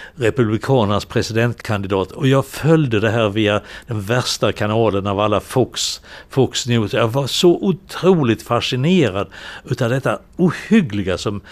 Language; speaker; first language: Swedish; native; Swedish